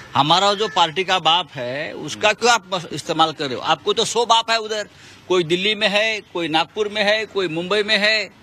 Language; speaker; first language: Hindi; non-native, local second language; Marathi